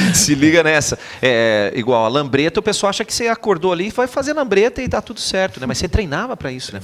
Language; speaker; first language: Portuguese; native; Portuguese